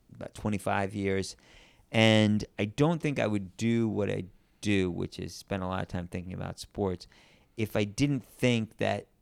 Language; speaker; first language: English; native; English